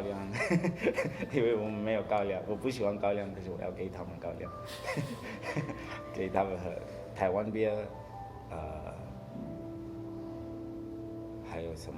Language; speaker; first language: Chinese; non-native, learner; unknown